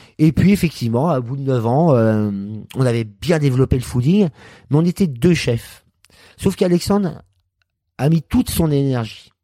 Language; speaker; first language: French; native; French